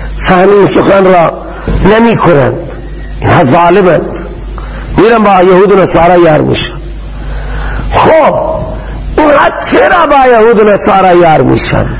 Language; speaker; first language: Persian; native; Persian